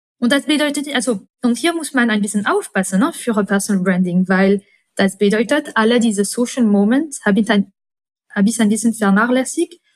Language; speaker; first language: German; non-native, fluent; French